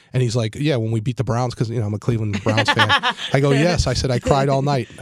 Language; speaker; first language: English; native; English